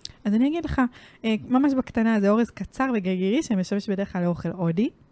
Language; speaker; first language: Hebrew; native; Hebrew